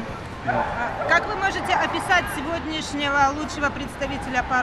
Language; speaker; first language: Russian; native; Russian